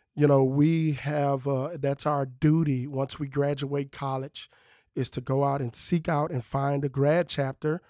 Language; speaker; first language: English; native; English